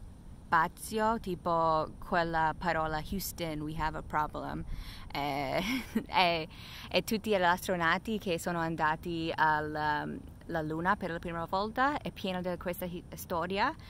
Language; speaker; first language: Italian; non-native, fluent; English